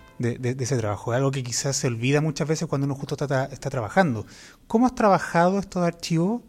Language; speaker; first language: Spanish; native; Spanish